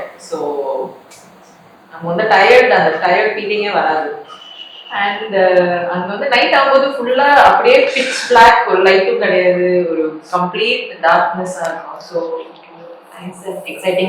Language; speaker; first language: Tamil; non-native, learner; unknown